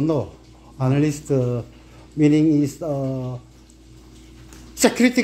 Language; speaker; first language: English; non-native, learner; Korean